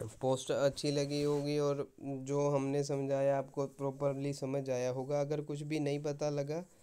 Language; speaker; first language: Hindi; non-native, local second language; Punjabi